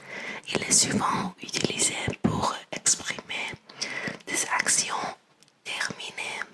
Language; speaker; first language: French; non-native, learner; English